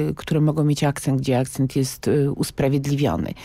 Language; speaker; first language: Polish; native; Polish